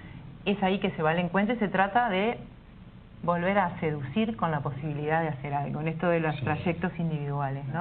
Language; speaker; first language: Spanish; native; Spanish